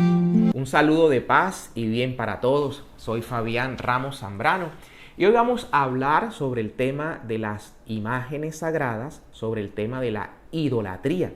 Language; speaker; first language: Spanish; native; Spanish